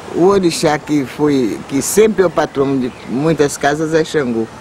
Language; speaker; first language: Portuguese; native; Portuguese